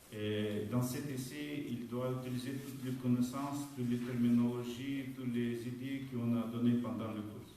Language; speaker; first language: French; non-native, fluent; Romanian